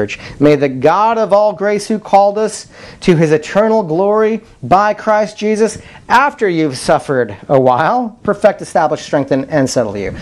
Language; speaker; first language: English; native; English